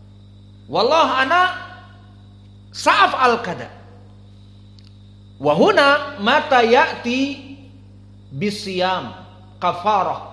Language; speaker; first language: Arabic; non-native, fluent; Indonesian